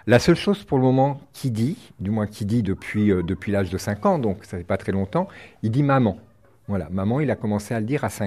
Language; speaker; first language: French; native; French